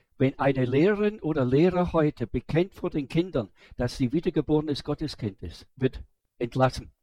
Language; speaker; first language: German; non-native, fluent; English